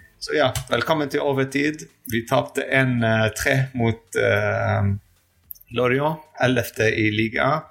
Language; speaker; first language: Norwegian; non-native, fluent; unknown